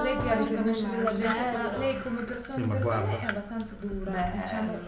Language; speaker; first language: Italian; non-native, fluent; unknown